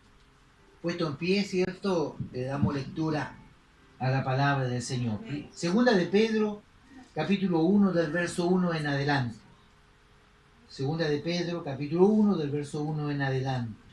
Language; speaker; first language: Spanish; native; Spanish